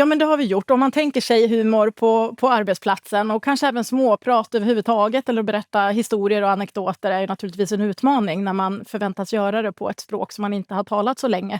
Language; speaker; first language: Swedish; native; Swedish